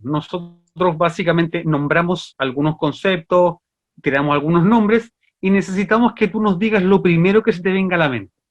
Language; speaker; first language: Spanish; native; Spanish